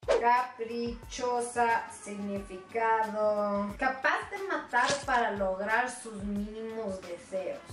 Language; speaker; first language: Spanish; non-native, fluent; Swedish